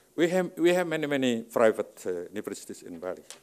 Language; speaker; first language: English; non-native, fluent; Indonesian